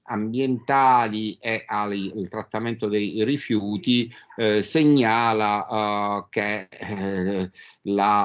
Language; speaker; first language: Italian; native; Italian